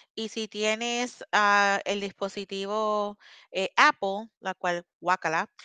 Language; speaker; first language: Spanish; non-native, local second language; English